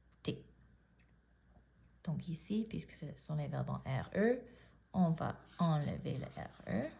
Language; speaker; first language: French; non-native, fluent; English